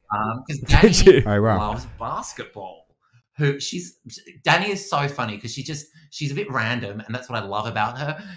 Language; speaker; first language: English; native; English